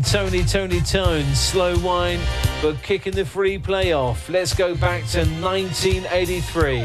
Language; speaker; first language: English; native; English